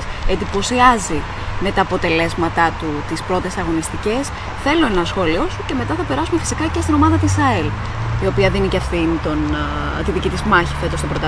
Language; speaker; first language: Greek; native; Greek